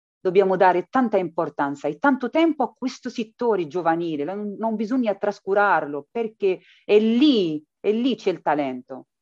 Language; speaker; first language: Italian; non-native, fluent; Arabic